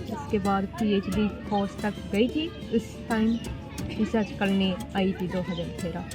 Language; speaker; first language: Hindi; non-native, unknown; Japanese